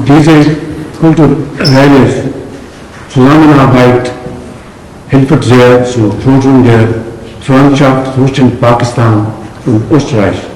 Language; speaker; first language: German; non-native, learner; Punjabi